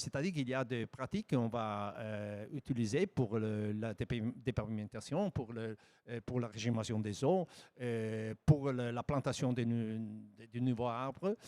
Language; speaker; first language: French; non-native, fluent; Italian